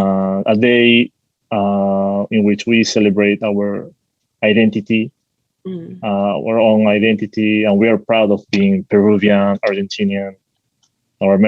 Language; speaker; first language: English; non-native, fluent; Spanish